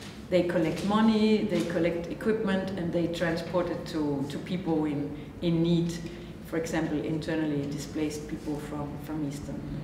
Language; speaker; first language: English; non-native, fluent; Danish